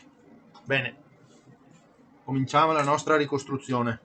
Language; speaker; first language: Italian; native; Italian